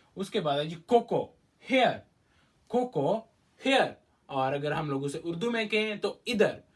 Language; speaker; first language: Urdu; native; Urdu